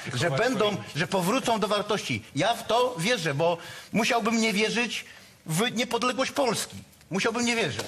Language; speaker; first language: Polish; native; Polish